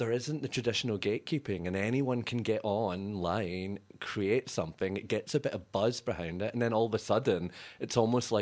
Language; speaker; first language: English; native; English